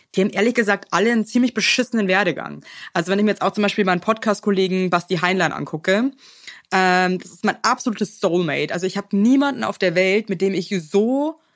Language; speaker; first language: German; native; German